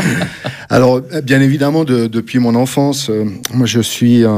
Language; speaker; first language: French; native; French